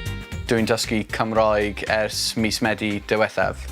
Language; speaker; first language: Welsh; non-native, local second language; English